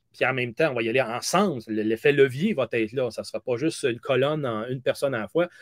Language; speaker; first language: French; native; French